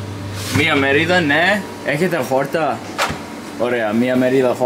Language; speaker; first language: Greek; early bilingual, heritage; English